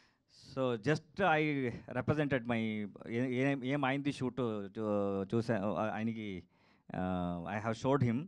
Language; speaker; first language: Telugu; non-native, learner; Kannada